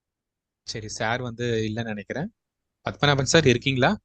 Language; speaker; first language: Tamil; native; Tamil